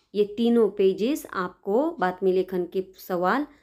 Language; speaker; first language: Hindi; non-native, local second language; Marathi